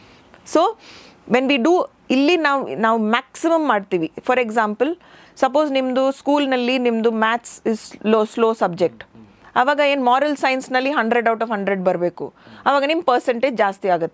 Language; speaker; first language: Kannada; non-native, local second language; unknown